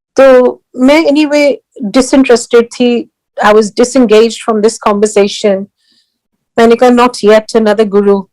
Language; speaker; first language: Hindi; early bilingual, heritage; Hindi